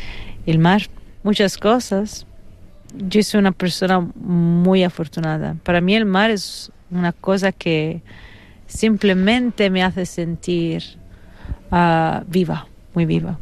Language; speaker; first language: Spanish; non-native, fluent; Italian